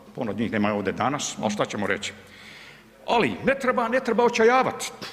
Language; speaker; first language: Bosnian; early bilingual, heritage; Croatian